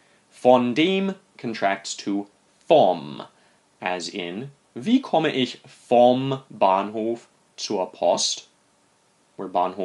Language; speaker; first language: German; non-native, fluent; English